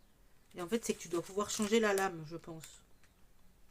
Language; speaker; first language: French; native; French